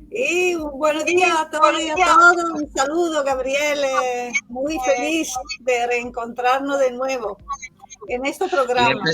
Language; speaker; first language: Spanish; non-native, fluent; Italian